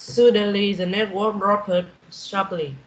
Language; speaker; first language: English; non-native, learner; Vietnamese